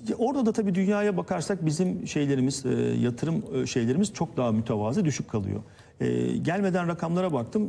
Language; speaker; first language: Turkish; native; Turkish